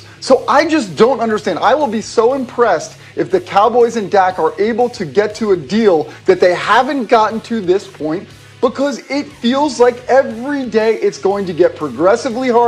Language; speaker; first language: English; native; English